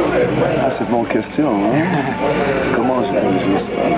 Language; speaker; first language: French; non-native, learner; English